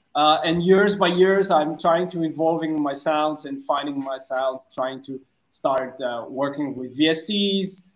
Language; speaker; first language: English; non-native, fluent; French